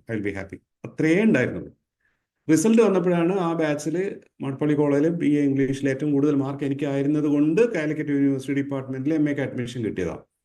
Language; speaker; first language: Malayalam; native; Malayalam